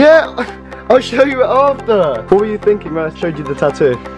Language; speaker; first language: English; early bilingual, other home language; Portuguese